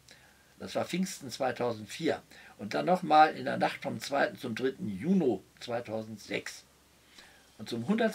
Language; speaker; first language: German; native; German